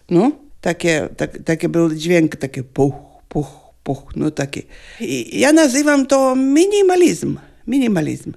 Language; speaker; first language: Polish; non-native, learner; Lithuanian